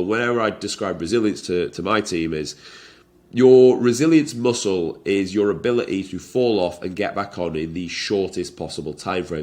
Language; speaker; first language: English; native; English